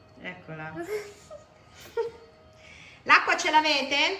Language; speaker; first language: Italian; native; Italian